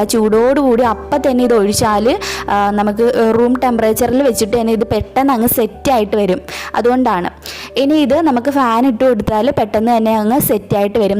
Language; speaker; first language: Malayalam; native; Malayalam